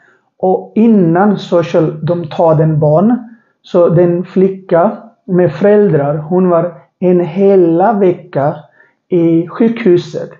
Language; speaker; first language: Swedish; non-native, learner; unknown